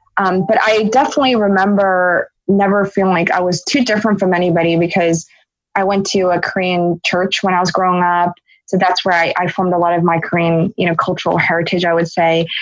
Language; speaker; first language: English; native; English